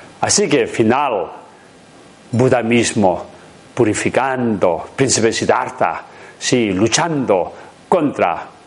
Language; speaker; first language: Spanish; non-native, learner; Tibetan